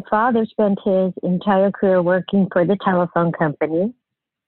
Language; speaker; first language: English; native; English